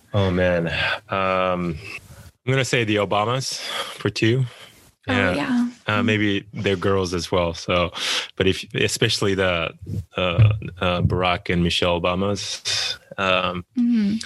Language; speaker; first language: English; non-native, fluent; Japanese